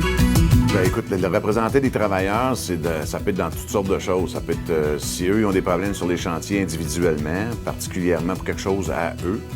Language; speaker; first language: French; native; French